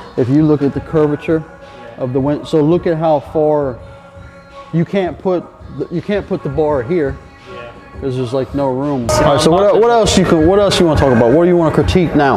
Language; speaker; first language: English; native; English